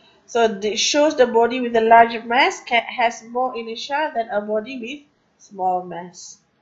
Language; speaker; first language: English; non-native, local second language; Malay